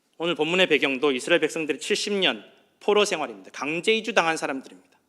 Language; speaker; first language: Korean; native; Korean